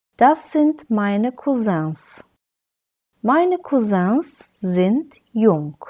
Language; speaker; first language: German; non-native, fluent; Turkish